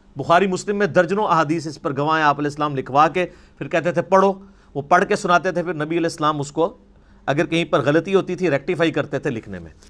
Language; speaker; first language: Urdu; non-native, local second language; Punjabi